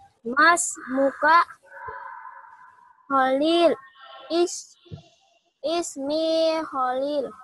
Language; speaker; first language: Arabic; non-native, learner; Indonesian